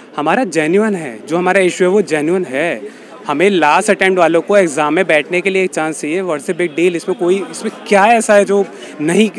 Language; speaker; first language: Hindi; native; Hindi